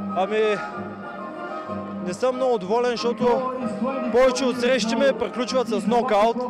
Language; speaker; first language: Bulgarian; native; Bulgarian